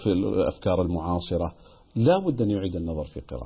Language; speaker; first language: Arabic; native; Arabic